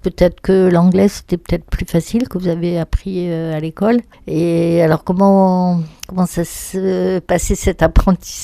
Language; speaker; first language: French; native; French